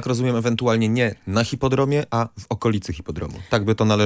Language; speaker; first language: Polish; native; Polish